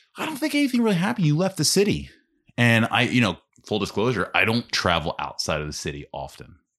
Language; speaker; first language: English; native; English